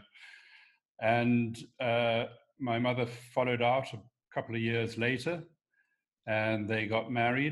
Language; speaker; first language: English; native; English